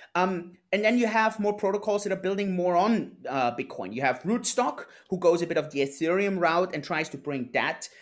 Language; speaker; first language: English; non-native, fluent; German